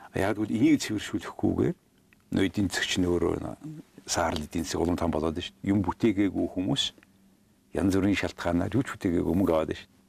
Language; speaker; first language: Mongolian; native; Mongolian